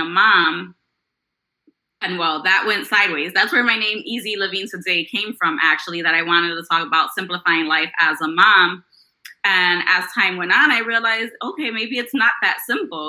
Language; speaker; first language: English; native; English